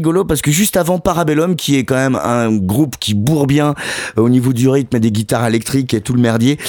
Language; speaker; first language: French; native; French